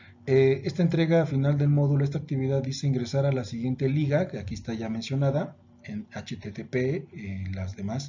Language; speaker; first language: Spanish; native; Spanish